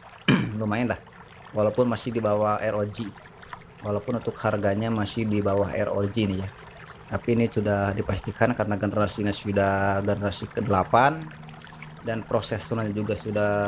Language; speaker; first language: Indonesian; non-native, local second language; Sundanese